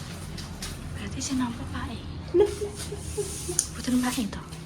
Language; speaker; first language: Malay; non-native, local second language; Javanese